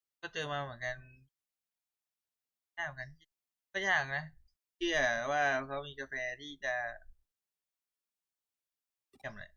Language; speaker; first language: Thai; native; Thai